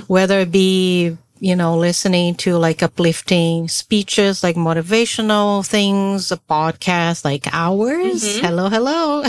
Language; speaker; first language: English; non-native, fluent; Portuguese